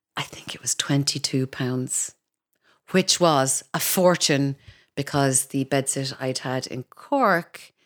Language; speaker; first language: English; native; English